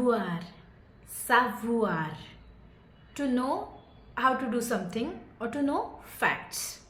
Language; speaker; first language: English; non-native, fluent; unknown